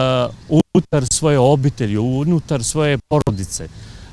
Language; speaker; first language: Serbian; non-native, local second language; Romany